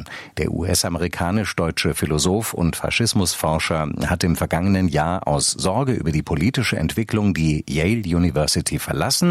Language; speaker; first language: German; native; German